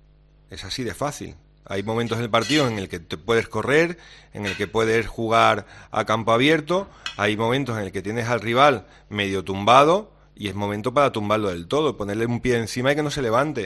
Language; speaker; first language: Spanish; native; Spanish